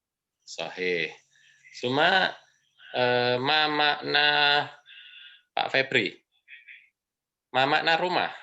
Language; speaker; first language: Indonesian; native; Indonesian